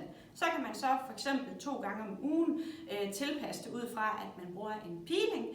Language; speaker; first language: Danish; native; Danish